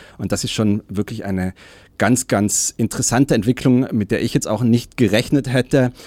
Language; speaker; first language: German; native; German